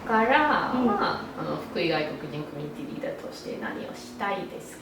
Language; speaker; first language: Japanese; non-native, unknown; English